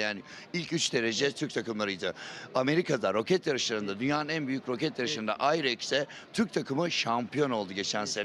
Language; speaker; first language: Turkish; native; Turkish